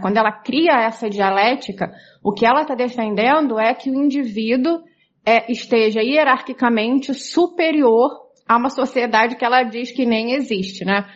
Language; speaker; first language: Portuguese; native; Portuguese